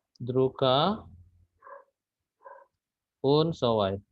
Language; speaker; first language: German; non-native, fluent; Indonesian